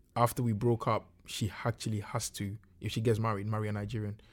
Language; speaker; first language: English; non-native, local second language; Akan